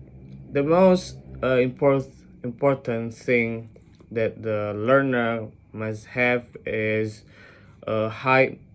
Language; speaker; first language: English; non-native, learner; Indonesian